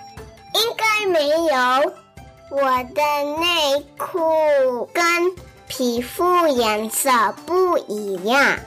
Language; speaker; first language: Chinese; early bilingual, heritage; Chinese